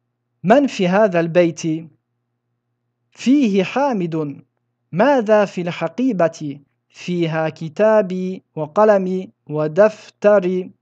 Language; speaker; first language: Arabic; non-native, fluent; French